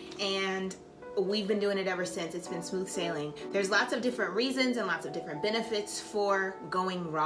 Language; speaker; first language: English; native; English